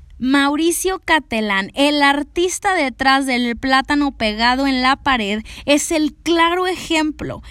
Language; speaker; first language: Spanish; native; Spanish